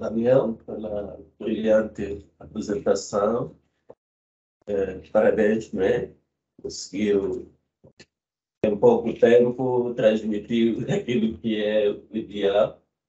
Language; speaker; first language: Portuguese; native; Portuguese